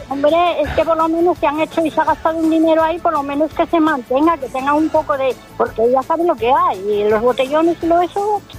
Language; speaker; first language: Spanish; native; Spanish